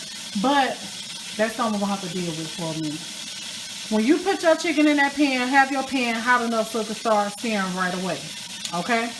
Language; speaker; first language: English; native; English